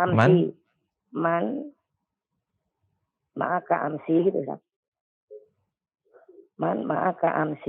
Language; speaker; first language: Arabic; non-native, learner; Indonesian